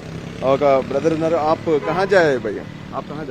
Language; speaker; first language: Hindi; non-native, local second language; Telugu